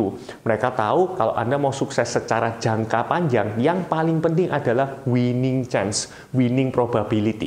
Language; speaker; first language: Indonesian; native; Indonesian